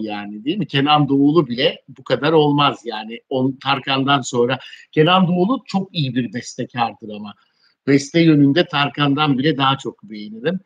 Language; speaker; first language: Turkish; native; Turkish